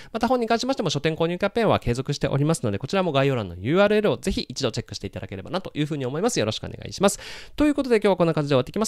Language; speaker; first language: Japanese; native; Japanese